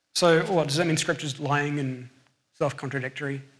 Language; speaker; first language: English; native; English